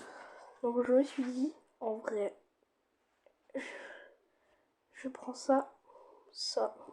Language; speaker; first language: French; native; French